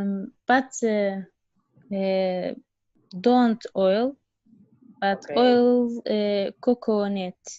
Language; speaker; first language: English; non-native, learner; Central Kurdish